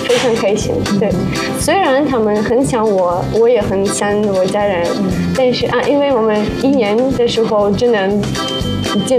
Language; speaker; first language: Chinese; non-native, fluent; Russian